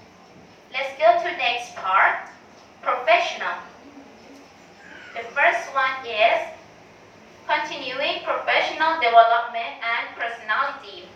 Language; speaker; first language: English; non-native, learner; Thai